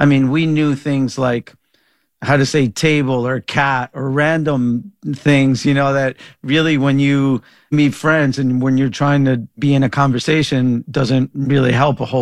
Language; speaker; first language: English; early bilingual, other home language; Spanish